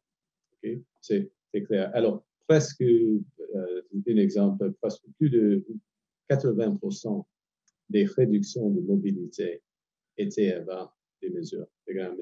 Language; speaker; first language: French; non-native, fluent; English